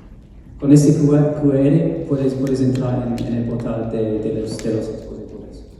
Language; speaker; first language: Spanish; non-native, fluent; English